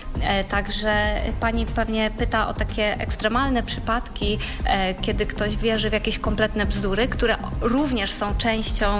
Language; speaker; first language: Polish; native; Polish